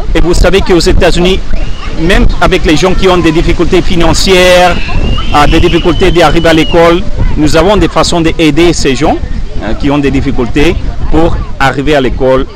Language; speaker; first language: French; non-native, fluent; English